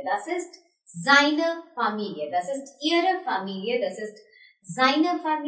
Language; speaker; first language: German; non-native, fluent; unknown